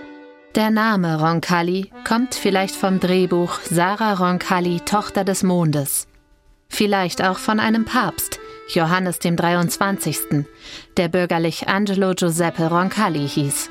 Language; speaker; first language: German; native; German